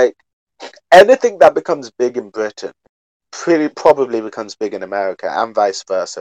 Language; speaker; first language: English; native; English